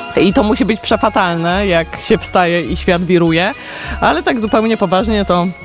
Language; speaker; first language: Polish; native; Polish